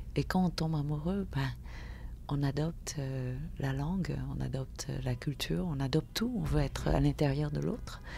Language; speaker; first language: French; early bilingual, other home language; Vietnamese